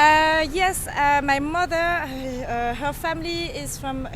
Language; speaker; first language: English; early bilingual, heritage; French